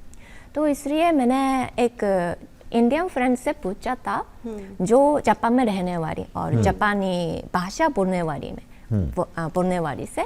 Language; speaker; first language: Hindi; non-native, learner; Japanese